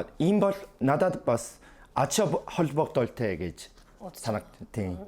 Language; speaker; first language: Mongolian; non-native, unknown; Korean